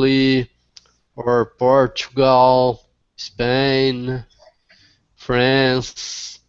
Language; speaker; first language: English; non-native, learner; Portuguese